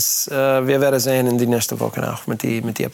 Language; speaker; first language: German; non-native, learner; English